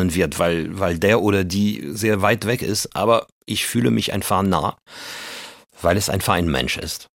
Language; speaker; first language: German; non-native, fluent; French